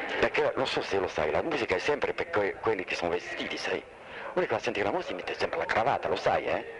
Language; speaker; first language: Italian; non-native, fluent; French